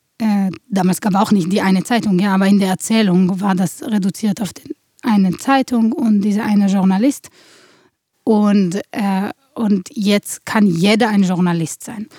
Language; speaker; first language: German; non-native, fluent; Hebrew